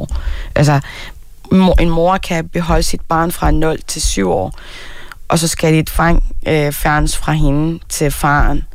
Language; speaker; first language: Danish; non-native, fluent; Arabic